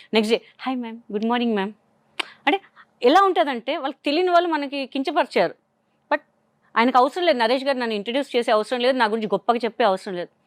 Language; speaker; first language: Telugu; non-native, local second language; Hindi